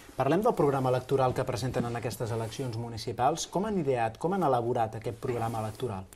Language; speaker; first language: Catalan; native; Catalan